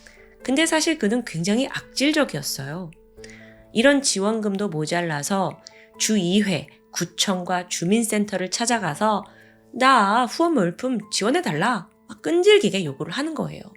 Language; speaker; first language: Korean; native; Korean